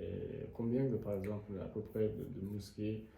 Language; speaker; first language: French; non-native, fluent; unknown